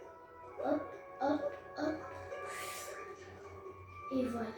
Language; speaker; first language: French; native; French